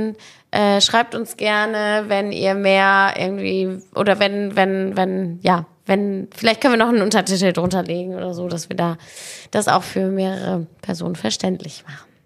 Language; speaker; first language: German; native; German